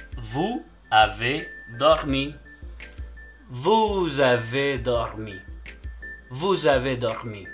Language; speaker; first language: French; non-native, fluent; Spanish